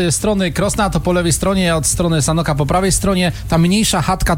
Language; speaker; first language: Polish; native; Polish